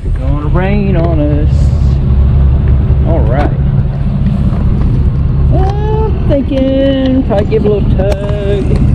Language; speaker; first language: English; native; English